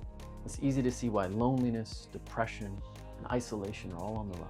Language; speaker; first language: English; native; English